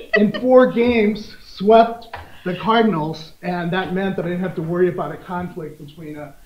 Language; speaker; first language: English; native; English